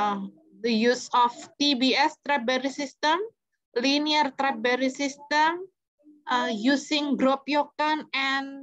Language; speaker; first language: English; non-native, fluent; Indonesian